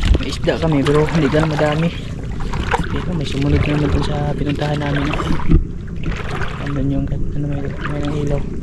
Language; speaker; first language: Filipino; native; Filipino